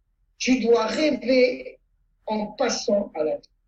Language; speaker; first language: French; non-native, fluent; Italian